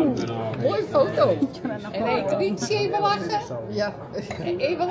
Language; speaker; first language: Dutch; native; Dutch